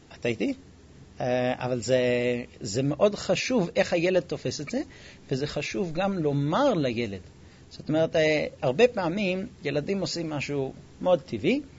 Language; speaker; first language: Hebrew; non-native, fluent; English